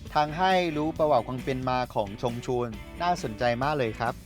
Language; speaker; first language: Thai; non-native, fluent; Chinese